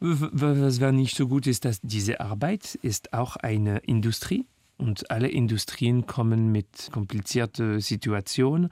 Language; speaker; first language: German; non-native, fluent; French